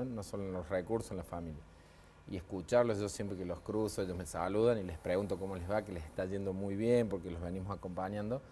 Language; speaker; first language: Spanish; native; Spanish